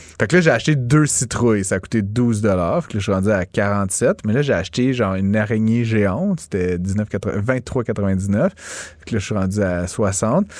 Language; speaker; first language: French; native; French